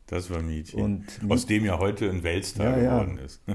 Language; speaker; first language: German; native; German